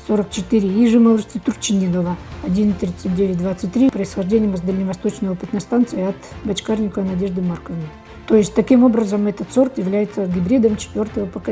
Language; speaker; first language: Russian; native; Russian